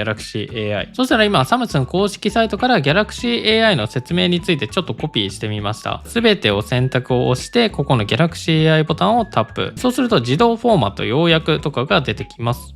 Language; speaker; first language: Japanese; native; Japanese